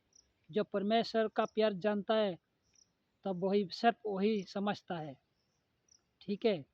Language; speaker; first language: Hindi; non-native, local second language; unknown